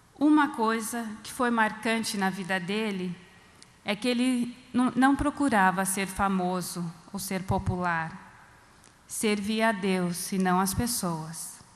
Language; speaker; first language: Portuguese; non-native, fluent; English